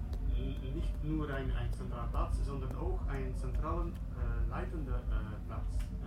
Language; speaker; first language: German; non-native, learner; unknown